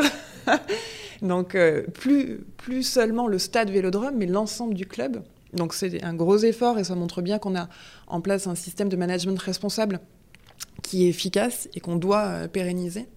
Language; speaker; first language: French; native; French